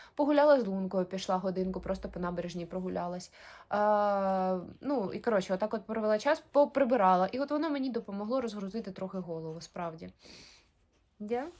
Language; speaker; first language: Ukrainian; native; Ukrainian